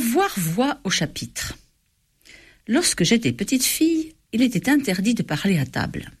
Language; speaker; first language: French; native; French